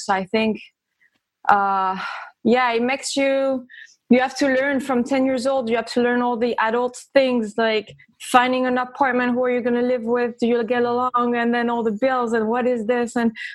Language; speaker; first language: English; early bilingual, other home language; French